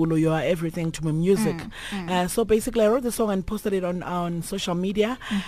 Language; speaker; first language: English; non-native, local second language; Swati